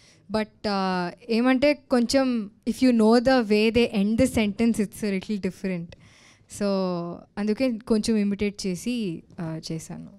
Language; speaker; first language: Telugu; non-native, learner; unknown